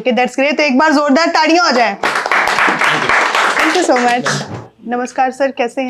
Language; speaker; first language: Hindi; native; Hindi